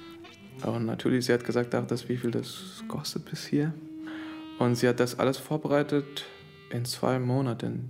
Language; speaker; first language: German; non-native, learner; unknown